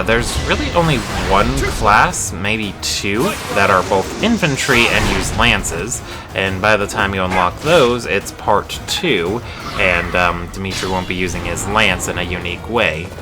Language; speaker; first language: English; native; English